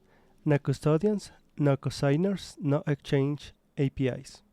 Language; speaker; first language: English; non-native, fluent; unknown